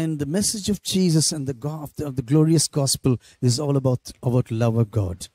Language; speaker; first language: English; non-native, local second language; Tamil